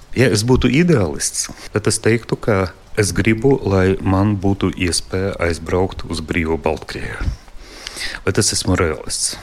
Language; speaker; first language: Latvian; non-native, local second language; Russian